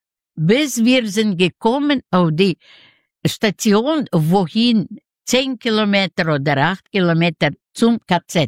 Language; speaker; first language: German; non-native, learner; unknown